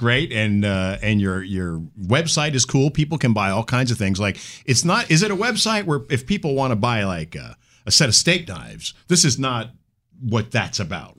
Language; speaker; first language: English; native; English